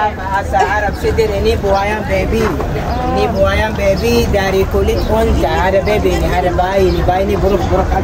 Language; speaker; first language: Indonesian; non-native, learner; Arabic